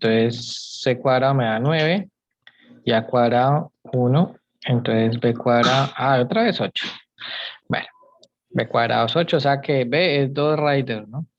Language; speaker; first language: Spanish; native; Spanish